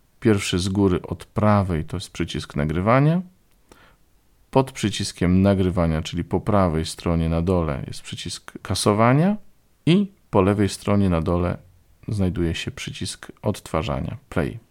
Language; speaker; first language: Polish; native; Polish